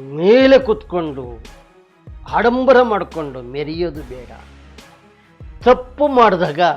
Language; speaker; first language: Kannada; native; Kannada